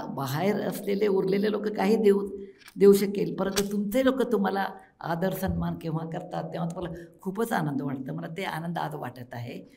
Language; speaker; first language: Marathi; non-native, local second language; Kannada